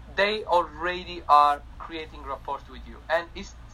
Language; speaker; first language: English; non-native, fluent; Italian